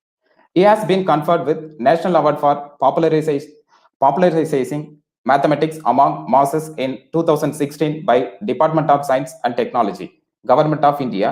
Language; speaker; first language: English; non-native, local second language; Tamil